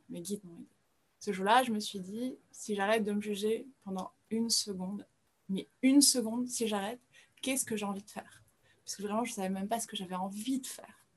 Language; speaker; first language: French; early bilingual, other home language; Portuguese